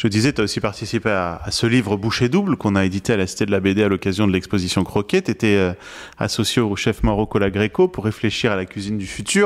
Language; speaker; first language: French; native; French